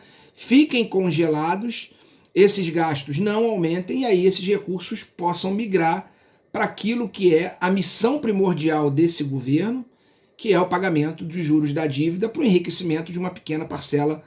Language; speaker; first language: Portuguese; native; Portuguese